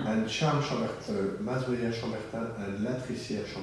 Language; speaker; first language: English; non-native, learner; French